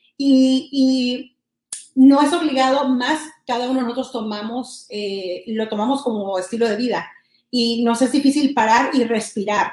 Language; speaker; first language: Spanish; early bilingual, heritage; Spanish